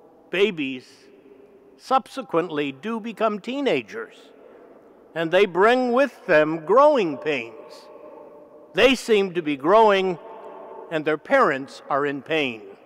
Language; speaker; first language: English; native; English